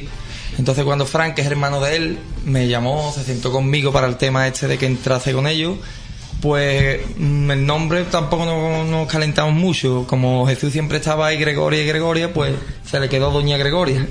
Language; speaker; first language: Spanish; native; Spanish